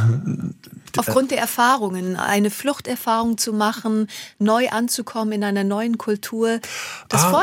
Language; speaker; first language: German; native; German